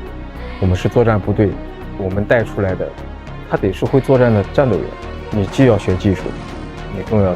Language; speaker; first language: Chinese; native; Chinese